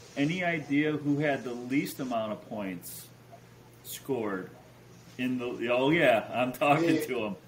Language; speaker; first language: English; native; English